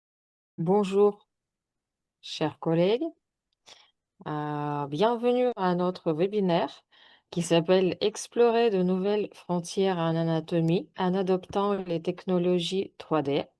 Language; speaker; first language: French; non-native, fluent; Russian